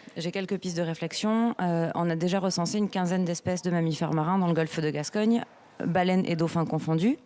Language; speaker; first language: French; native; French